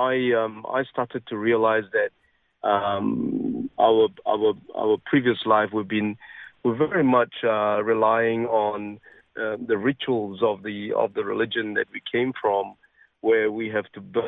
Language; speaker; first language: English; non-native, local second language; Min Nan Chinese